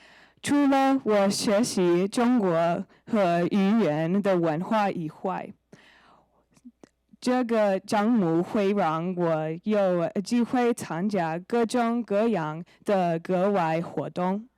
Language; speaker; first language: Chinese; non-native, learner; English